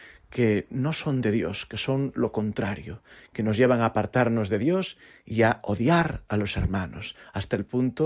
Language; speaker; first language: Spanish; native; Spanish